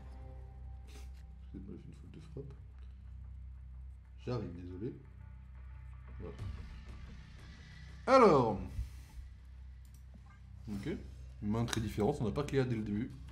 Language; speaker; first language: French; native; French